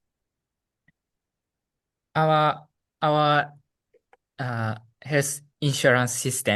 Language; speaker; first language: English; non-native, learner; Japanese